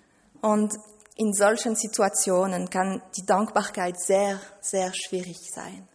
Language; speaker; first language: German; non-native, fluent; French